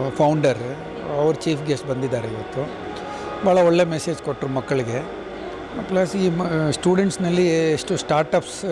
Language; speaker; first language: Kannada; non-native, fluent; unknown